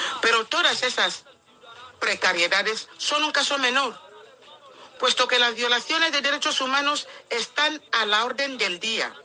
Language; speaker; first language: Spanish; non-native, local second language; Fang